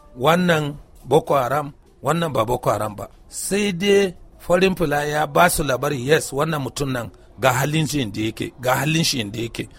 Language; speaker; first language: Hausa; non-native, local second language; Kanuri